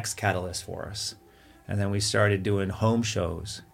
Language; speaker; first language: English; native; English